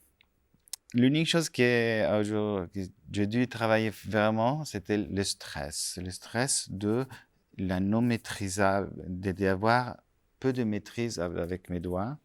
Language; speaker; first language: French; non-native, fluent; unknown